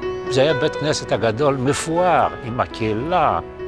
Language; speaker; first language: Hebrew; non-native, fluent; Polish